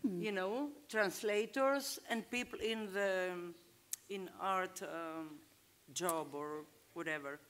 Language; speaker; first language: English; non-native, fluent; Greek